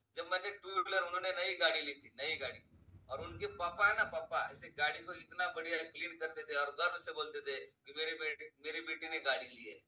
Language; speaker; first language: Hindi; non-native, local second language; Marathi